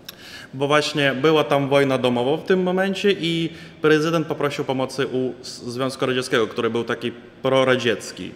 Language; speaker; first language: Polish; non-native, fluent; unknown